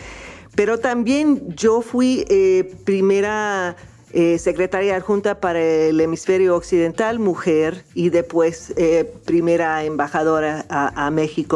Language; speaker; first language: Spanish; non-native, fluent; English